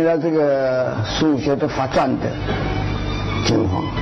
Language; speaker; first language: Chinese; non-native, local second language; Wu Chinese